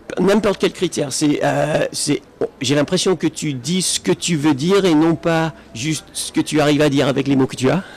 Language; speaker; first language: French; non-native, fluent; English